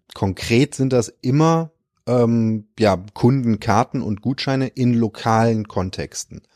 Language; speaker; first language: German; native; German